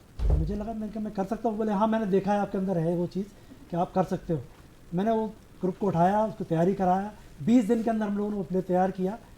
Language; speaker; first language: Hindi; native; Hindi